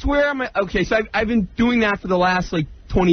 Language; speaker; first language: English; native; English